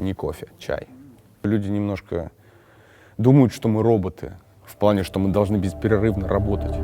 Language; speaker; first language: Russian; native; Russian